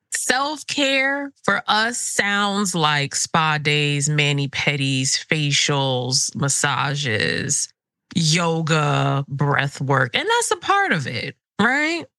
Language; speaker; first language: English; early bilingual, other home language; Krio